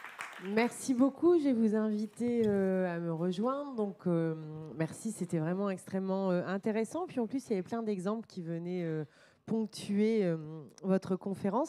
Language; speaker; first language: French; native; French